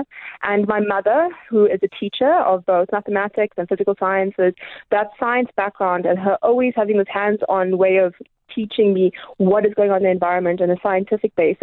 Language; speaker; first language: English; native; English